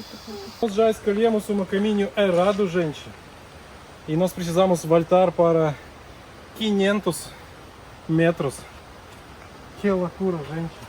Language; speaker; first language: Portuguese; non-native, learner; Russian